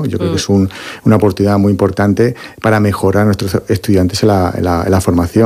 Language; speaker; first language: Spanish; native; Spanish